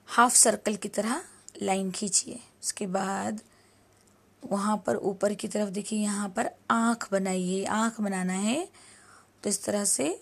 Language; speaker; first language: Hindi; native; Hindi